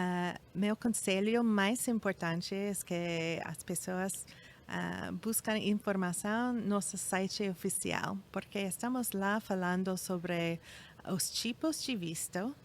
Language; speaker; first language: Portuguese; non-native, fluent; English